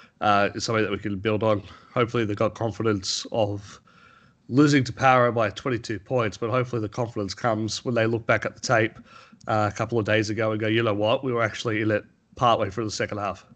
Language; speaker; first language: English; native; English